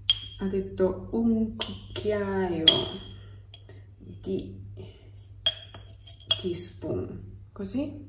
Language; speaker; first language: Italian; non-native, learner; Japanese